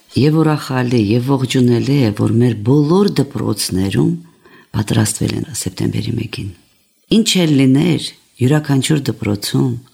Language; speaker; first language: Armenian; native; Armenian